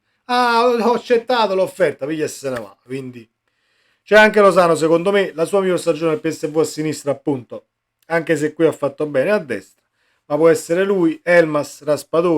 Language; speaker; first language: Italian; native; Italian